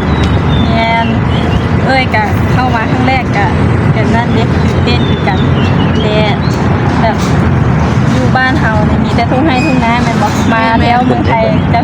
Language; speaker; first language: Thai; non-native, local second language; Northeastern Thai